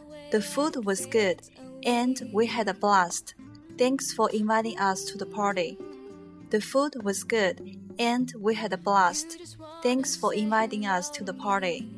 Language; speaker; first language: English; non-native, fluent; Chinese